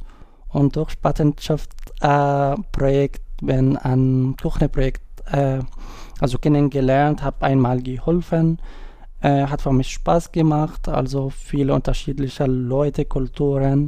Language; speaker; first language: German; non-native, learner; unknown